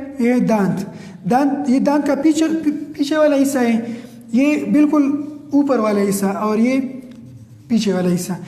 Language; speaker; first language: Urdu; non-native, local second language; Pashto